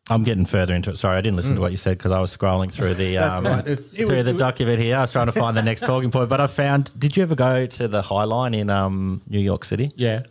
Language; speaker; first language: English; native; English